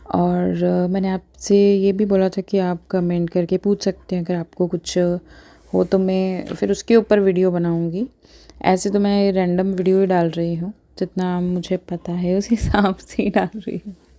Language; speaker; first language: Hindi; native; Hindi